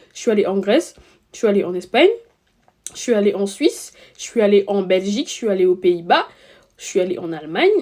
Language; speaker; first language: French; native; French